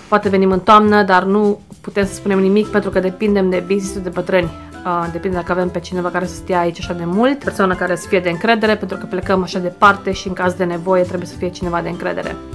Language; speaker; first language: Romanian; native; Romanian